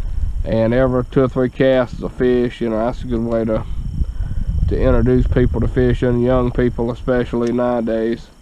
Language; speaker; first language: English; native; English